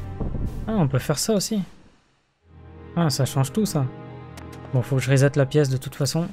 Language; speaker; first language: French; native; French